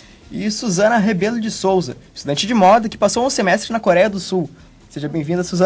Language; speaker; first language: Portuguese; native; Portuguese